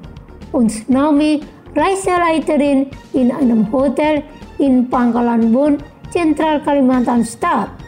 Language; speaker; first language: German; non-native, fluent; Indonesian